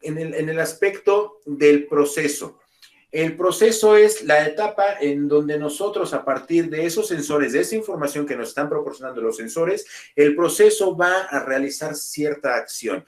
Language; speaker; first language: Spanish; native; Spanish